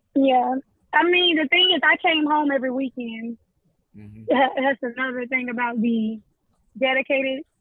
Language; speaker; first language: English; native; English